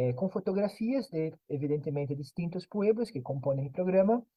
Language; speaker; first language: Spanish; non-native, fluent; Portuguese